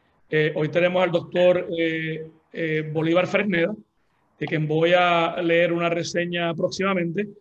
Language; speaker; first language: Spanish; native; Spanish